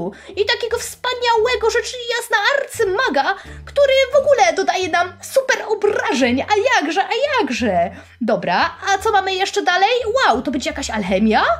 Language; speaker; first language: Polish; native; Polish